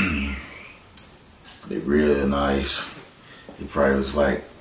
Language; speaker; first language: English; native; English